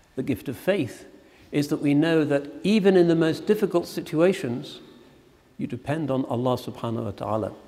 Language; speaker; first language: English; native; English